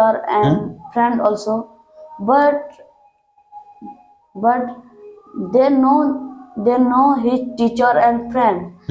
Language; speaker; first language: English; non-native, learner; Hindi